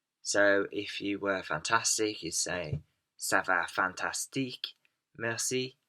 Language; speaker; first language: French; non-native, fluent; English